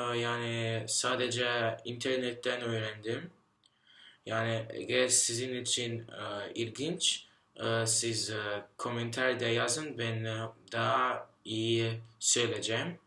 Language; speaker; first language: Turkish; non-native, learner; Russian